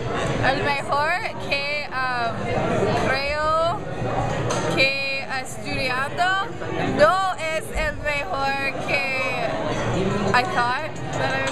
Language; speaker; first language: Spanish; non-native, learner; English